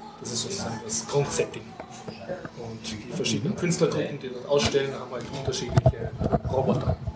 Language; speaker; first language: German; native; German